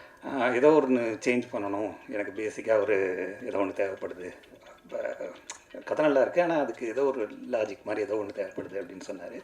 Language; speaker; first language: Tamil; native; Tamil